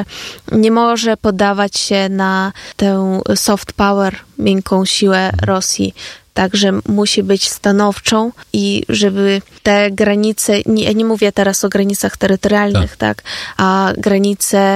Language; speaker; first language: Polish; non-native, fluent; Ukrainian